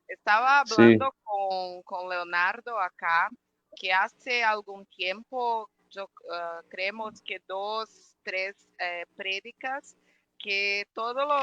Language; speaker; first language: Spanish; non-native, fluent; Portuguese